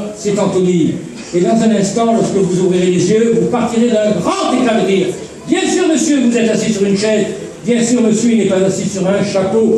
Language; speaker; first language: French; native; French